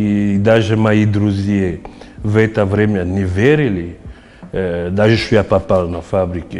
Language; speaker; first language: Russian; non-native, fluent; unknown